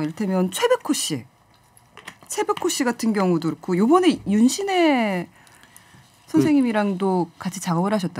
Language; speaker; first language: Korean; native; Korean